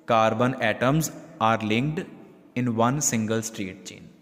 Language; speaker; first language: English; non-native, local second language; Punjabi